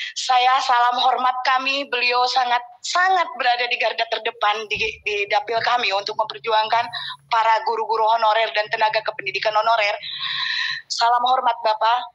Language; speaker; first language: Indonesian; non-native, local second language; Sundanese